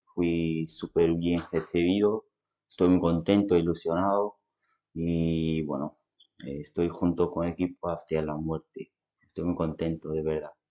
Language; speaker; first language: Spanish; non-native, fluent; Portuguese